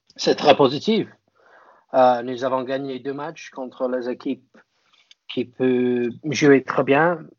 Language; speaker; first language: French; non-native, fluent; English